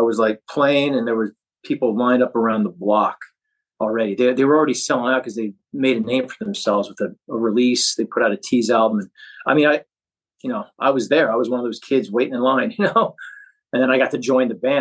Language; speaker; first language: English; native; English